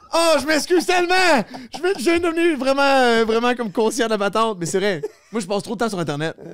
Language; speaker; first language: French; native; French